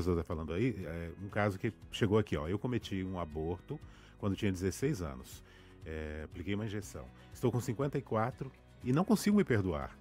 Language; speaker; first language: Portuguese; native; Portuguese